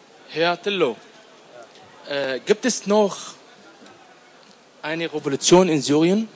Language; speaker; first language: German; non-native, learner; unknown